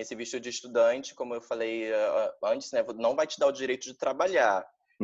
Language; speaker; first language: Portuguese; native; Portuguese